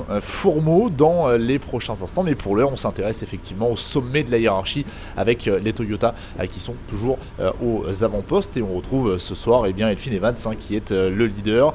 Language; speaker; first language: French; native; French